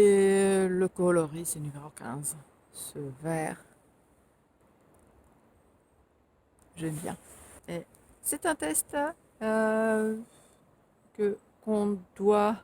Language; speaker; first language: French; non-native, fluent; Finnish